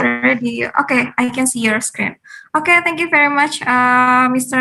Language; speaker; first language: English; non-native, fluent; Indonesian